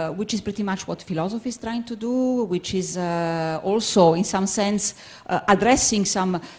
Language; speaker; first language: English; non-native, fluent; Italian